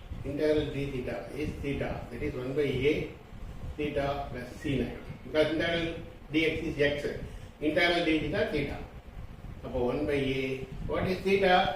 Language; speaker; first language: English; non-native, local second language; Tamil